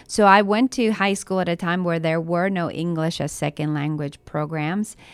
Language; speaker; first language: English; early bilingual, other home language; Spanish